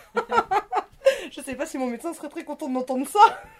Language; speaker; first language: French; native; French